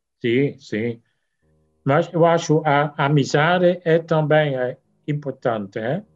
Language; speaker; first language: Portuguese; non-native, fluent; Dutch